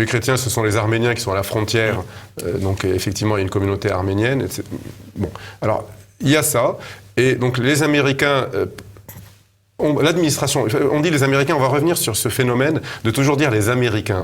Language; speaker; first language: French; native; French